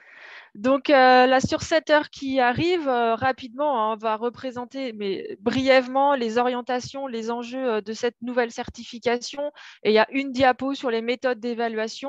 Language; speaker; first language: French; native; French